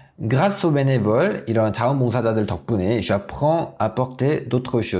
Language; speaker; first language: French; non-native, fluent; Korean